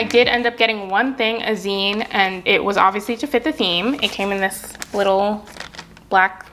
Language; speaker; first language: English; native; English